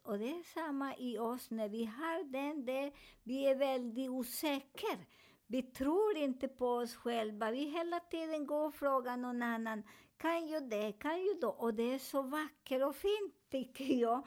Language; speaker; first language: Swedish; non-native, learner; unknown